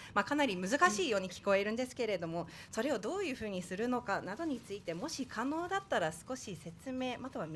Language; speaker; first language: Japanese; native; Japanese